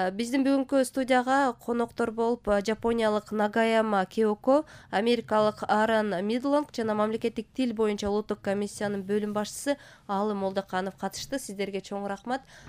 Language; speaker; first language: Kyrgyz; native; Kyrgyz